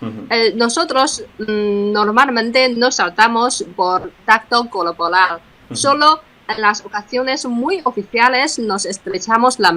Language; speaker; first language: Spanish; non-native, fluent; Chinese